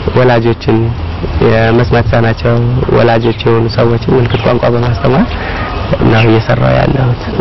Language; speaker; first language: Amharic; non-native, local second language; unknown